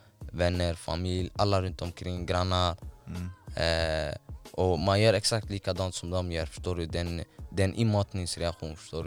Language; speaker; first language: Swedish; non-native, fluent; Somali